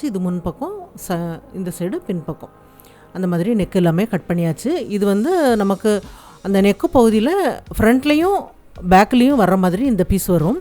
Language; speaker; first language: Tamil; native; Tamil